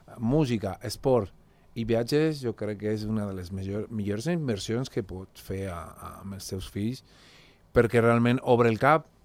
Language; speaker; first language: Catalan; non-native, fluent; Spanish